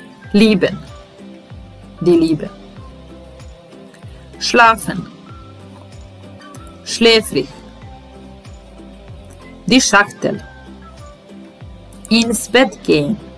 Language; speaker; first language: German; non-native, fluent; Serbian